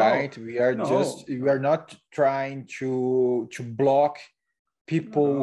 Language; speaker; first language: English; non-native, learner; Portuguese